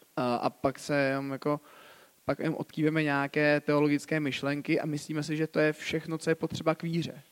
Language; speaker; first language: Czech; native; Czech